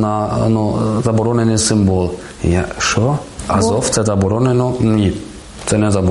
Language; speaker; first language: Ukrainian; non-native, learner; German